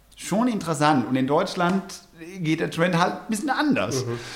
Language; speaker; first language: German; non-native, fluent; Danish